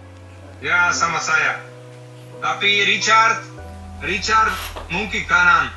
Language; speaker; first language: Indonesian; non-native, learner; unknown